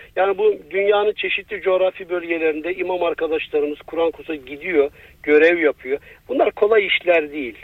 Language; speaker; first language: Turkish; native; Turkish